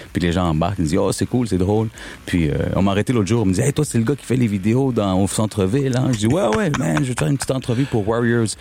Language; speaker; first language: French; early bilingual, other home language; Spanish